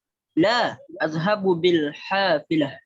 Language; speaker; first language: Arabic; non-native, learner; Indonesian